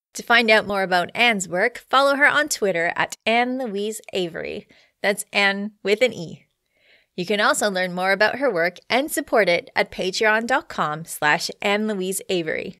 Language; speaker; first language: English; native; English